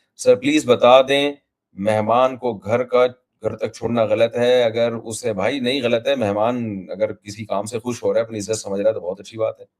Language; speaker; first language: Urdu; native; Urdu